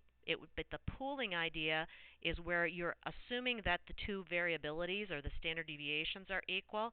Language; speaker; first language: English; native; English